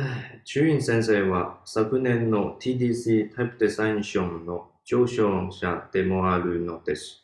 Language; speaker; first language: Japanese; non-native, learner; Chinese